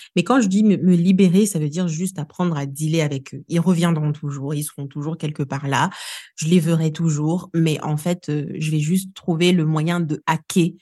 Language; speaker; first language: French; non-native, local second language; Lingala